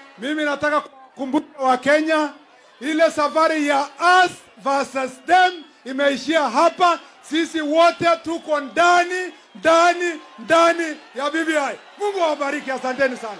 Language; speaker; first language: Swahili; non-native, local second language; Kalenjin